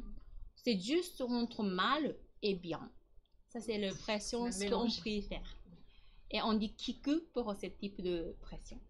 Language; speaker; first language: French; non-native, learner; Japanese